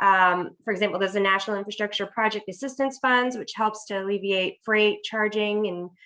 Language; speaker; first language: English; native; English